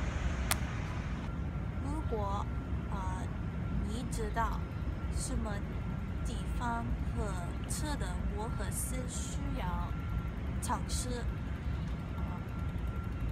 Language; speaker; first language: Chinese; non-native, learner; English